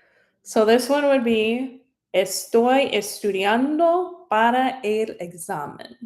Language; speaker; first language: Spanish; non-native, fluent; English